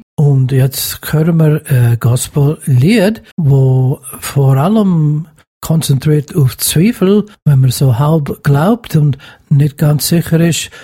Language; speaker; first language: German; native; German